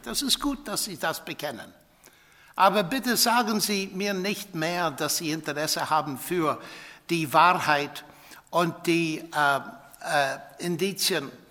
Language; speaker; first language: German; non-native, fluent; English